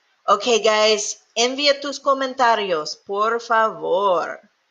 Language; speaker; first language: Spanish; non-native, learner; English